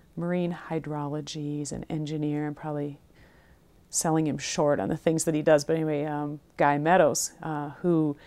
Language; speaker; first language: English; native; English